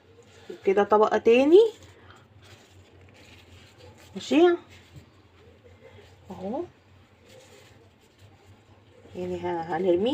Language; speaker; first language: Arabic; native; Arabic